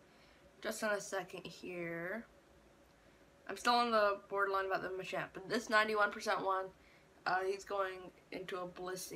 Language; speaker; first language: English; native; English